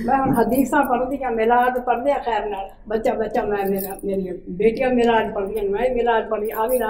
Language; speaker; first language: Hindi; non-native, local second language; Punjabi